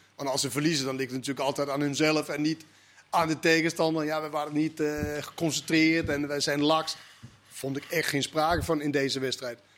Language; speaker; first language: Dutch; native; Dutch